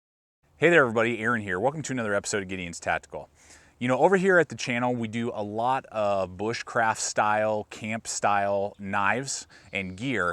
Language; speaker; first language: English; native; English